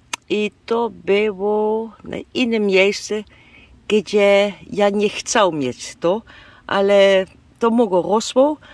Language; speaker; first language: Polish; non-native, learner; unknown